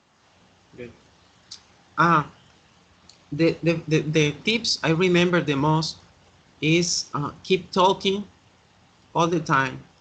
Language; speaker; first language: English; non-native, learner; Spanish